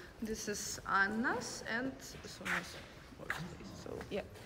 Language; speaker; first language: English; non-native, fluent; Ukrainian